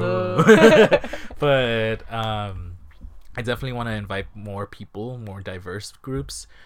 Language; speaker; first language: English; native; English